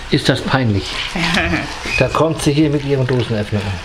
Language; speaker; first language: German; native; German